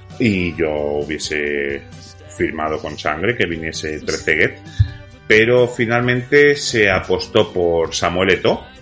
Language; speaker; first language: Spanish; native; Spanish